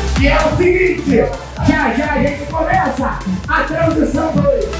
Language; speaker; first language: Portuguese; native; Portuguese